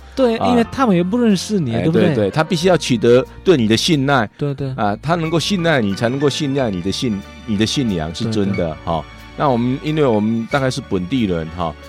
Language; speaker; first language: Chinese; non-native, fluent; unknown